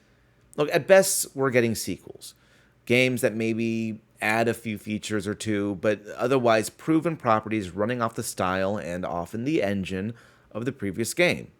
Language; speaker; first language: English; native; English